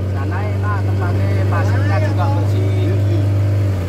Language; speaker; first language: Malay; non-native, local second language; Javanese